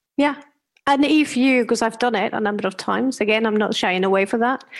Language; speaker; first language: English; non-native, fluent; Spanish